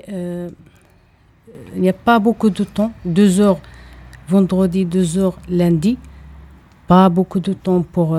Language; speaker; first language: French; non-native, learner; Arabic